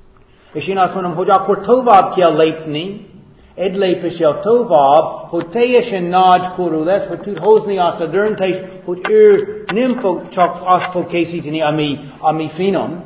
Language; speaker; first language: Hungarian; non-native, fluent; English